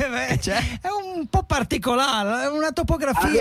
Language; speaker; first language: Italian; native; Italian